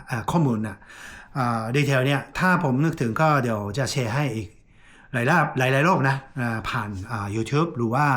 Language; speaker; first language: Thai; non-native, fluent; Japanese